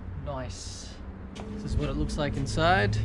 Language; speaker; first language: English; native; English